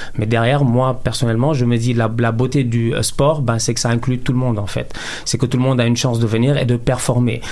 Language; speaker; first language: French; non-native, local second language; Wolof